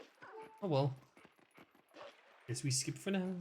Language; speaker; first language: English; native; English